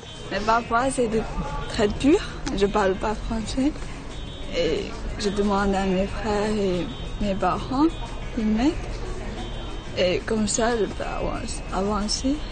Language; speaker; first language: French; non-native, learner; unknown